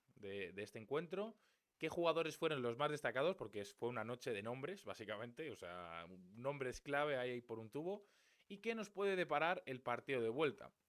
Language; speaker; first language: Spanish; native; Spanish